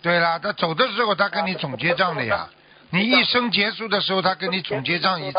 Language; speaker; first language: Chinese; native; Chinese